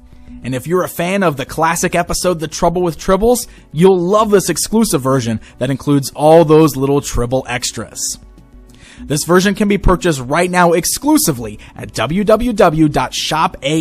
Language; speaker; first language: English; native; English